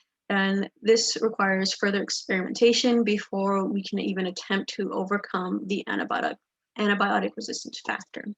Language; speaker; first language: English; native; English